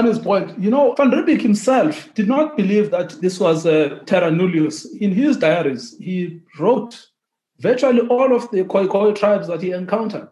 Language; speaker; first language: English; non-native, local second language; Xhosa